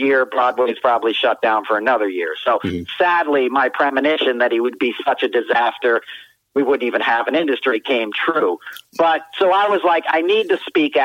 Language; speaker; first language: English; native; English